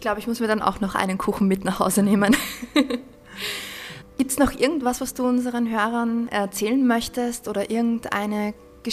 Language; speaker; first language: German; native; German